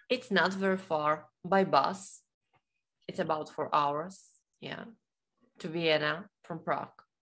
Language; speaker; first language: English; non-native, learner; Czech